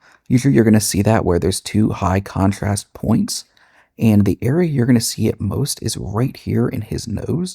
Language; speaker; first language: English; native; English